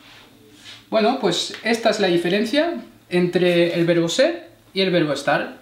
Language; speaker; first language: Spanish; non-native, fluent; French